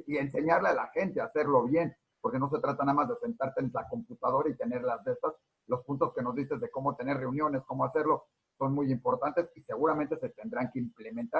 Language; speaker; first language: Spanish; native; Spanish